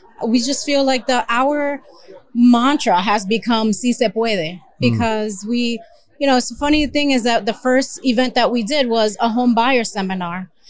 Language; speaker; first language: English; early bilingual, other home language; Spanish